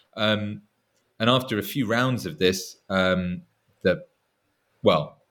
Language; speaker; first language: English; native; English